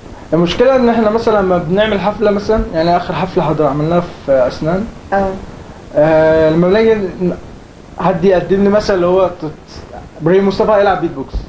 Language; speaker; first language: Arabic; native; Arabic